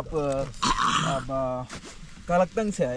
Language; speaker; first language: Hindi; non-native, local second language; Telugu